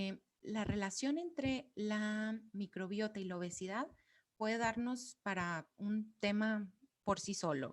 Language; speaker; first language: Spanish; native; Spanish